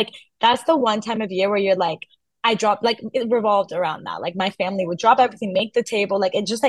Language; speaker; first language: English; early bilingual, other home language; Persian